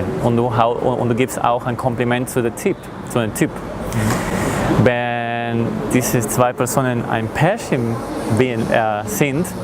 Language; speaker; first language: German; non-native, learner; Spanish